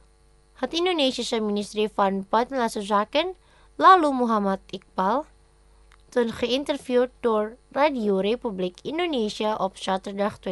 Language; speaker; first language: Dutch; non-native, fluent; Indonesian